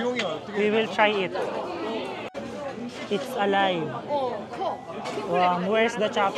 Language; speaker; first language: English; non-native, learner; Filipino